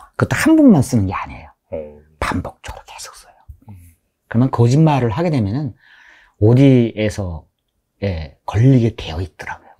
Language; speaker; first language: Korean; native; Korean